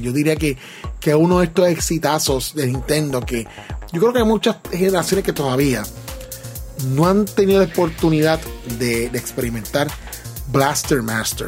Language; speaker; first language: Spanish; native; Spanish